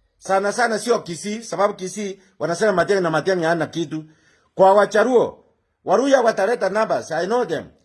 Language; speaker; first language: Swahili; non-native, local second language; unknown